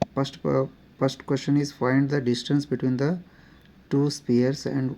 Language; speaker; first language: English; non-native, local second language; Kannada